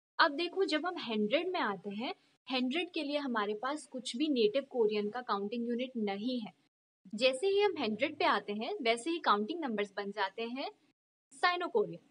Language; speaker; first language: Hindi; native; Hindi